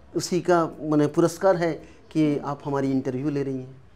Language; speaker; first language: Hindi; non-native, local second language; Bangla